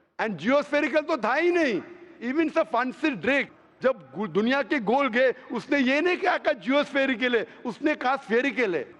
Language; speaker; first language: Hindi; non-native, local second language; Konkani